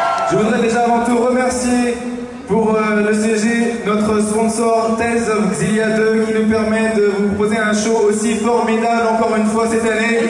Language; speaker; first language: French; native; French